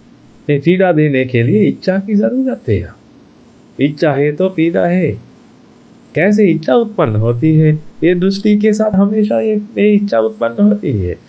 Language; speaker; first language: Hindi; non-native, fluent; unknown